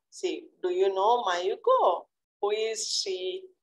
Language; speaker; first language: English; non-native, local second language; Telugu